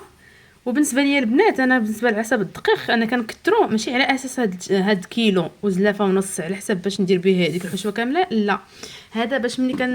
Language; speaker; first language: Arabic; native; Arabic